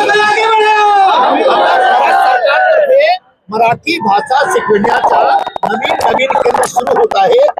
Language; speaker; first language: Marathi; non-native, local second language; Hindi